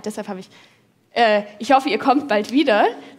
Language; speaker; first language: German; native; German